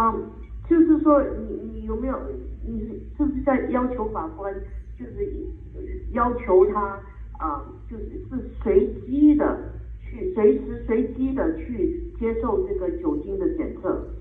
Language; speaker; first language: Chinese; native; Chinese